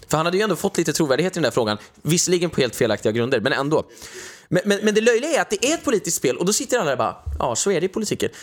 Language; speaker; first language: Swedish; native; Swedish